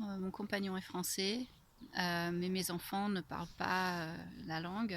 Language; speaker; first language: French; non-native, fluent; English